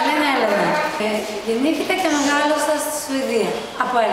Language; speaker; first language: Greek; early bilingual, heritage; Greek